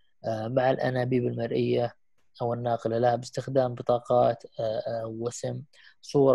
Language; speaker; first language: Arabic; native; Arabic